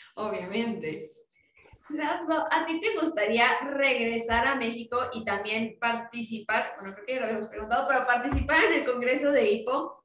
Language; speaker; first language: Spanish; native; Spanish